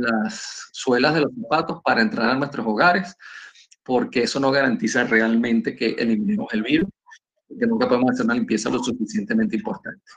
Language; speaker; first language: Spanish; native; Spanish